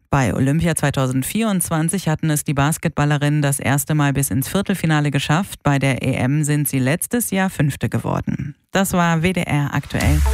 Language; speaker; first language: German; native; German